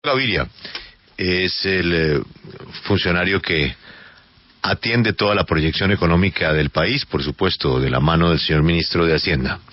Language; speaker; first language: Spanish; native; Spanish